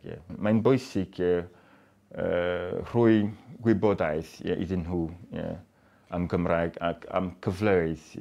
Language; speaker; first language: Welsh; non-native, learner; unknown